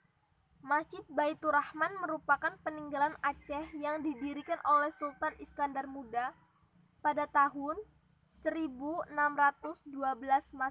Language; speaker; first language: Indonesian; native; Indonesian